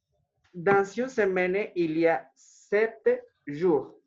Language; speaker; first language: French; non-native, fluent; Spanish